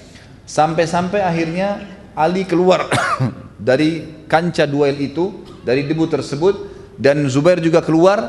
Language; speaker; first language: Indonesian; native; Indonesian